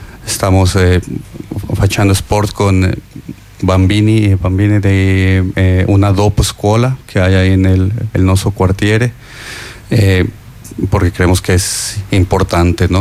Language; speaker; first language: Italian; non-native, learner; Spanish